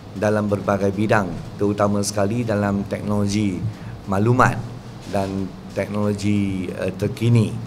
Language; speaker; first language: Malay; non-native, local second language; Chinese